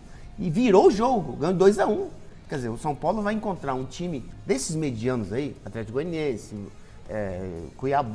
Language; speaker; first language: Portuguese; native; Portuguese